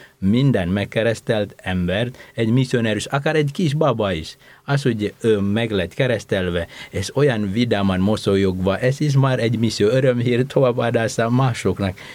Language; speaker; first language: Hungarian; non-native, fluent; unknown